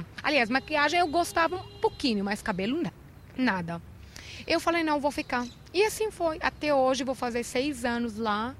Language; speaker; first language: Portuguese; non-native, fluent; Arabic